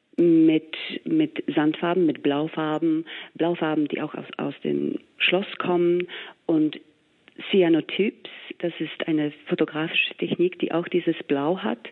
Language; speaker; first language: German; non-native, fluent; English